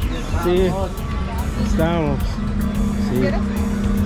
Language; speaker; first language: Spanish; non-native, learner; Haitian Creole